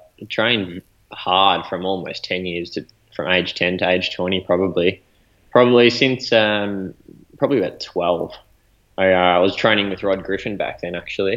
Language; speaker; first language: English; native; English